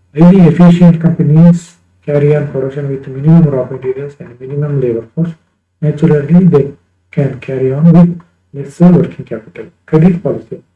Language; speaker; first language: English; non-native, local second language; Kannada